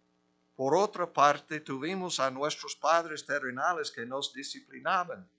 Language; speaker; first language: Spanish; non-native, fluent; English